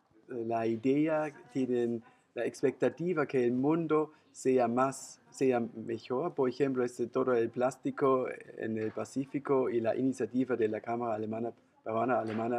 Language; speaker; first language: Spanish; non-native, fluent; German